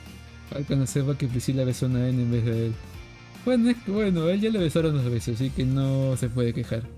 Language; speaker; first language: Spanish; native; Spanish